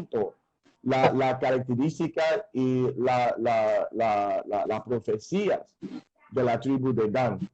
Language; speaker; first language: Spanish; non-native, fluent; English